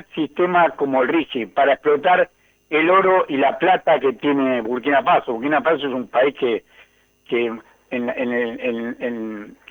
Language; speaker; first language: Spanish; native; Spanish